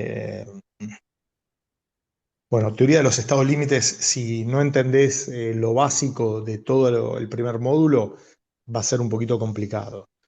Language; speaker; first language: Spanish; native; Spanish